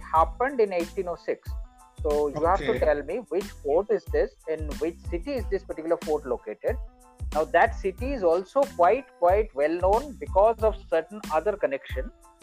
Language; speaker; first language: English; non-native, local second language; Bangla